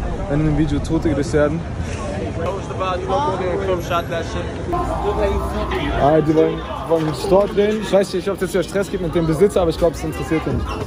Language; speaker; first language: German; native; German